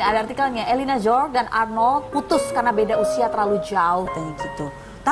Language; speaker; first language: Indonesian; native; Indonesian